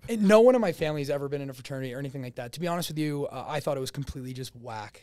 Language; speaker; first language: English; native; English